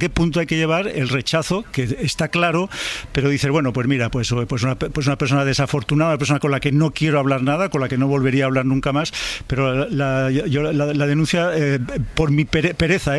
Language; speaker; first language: Spanish; native; Spanish